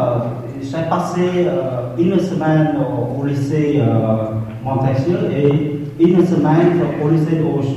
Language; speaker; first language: French; non-native, fluent; Khmer